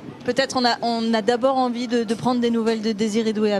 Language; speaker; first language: French; native; French